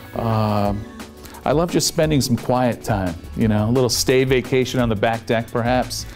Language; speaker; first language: English; native; English